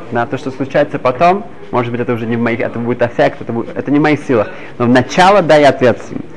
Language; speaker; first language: Russian; early bilingual, heritage; Hebrew